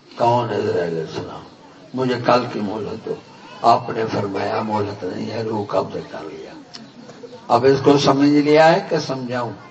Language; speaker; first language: Urdu; non-native, local second language; Punjabi